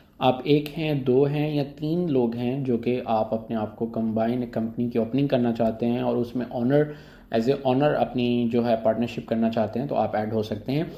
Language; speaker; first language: Urdu; native; Urdu